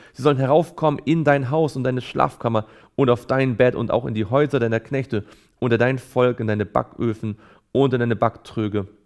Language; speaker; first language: German; native; German